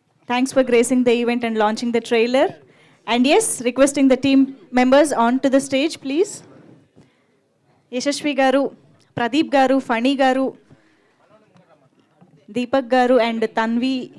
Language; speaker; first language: Telugu; native; Telugu